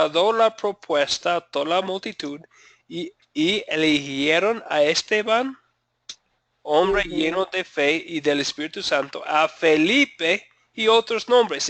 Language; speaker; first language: Spanish; non-native, fluent; English